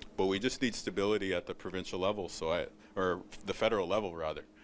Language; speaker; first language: English; native; English